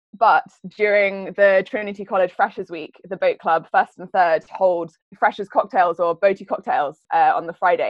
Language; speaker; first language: English; native; English